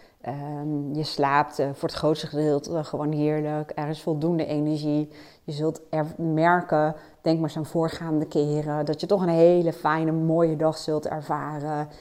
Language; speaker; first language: Dutch; native; Dutch